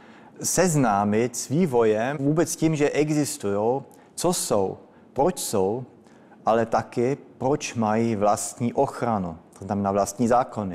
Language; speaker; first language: Czech; early bilingual, heritage; Czech